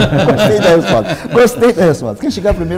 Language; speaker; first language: Portuguese; native; Portuguese